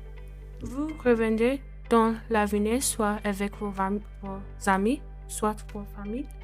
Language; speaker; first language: French; non-native, learner; English